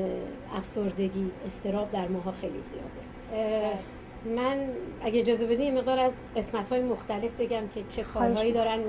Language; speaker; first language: Persian; native; Persian